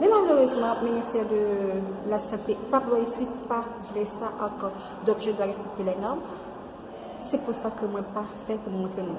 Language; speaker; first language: French; non-native, local second language; Haitian Creole